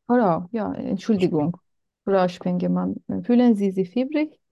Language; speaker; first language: German; non-native, learner; Turkish